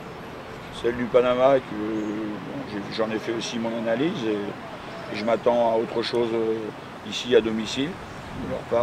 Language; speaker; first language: French; native; French